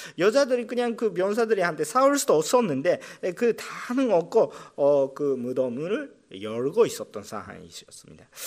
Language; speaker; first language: Korean; non-native, fluent; Japanese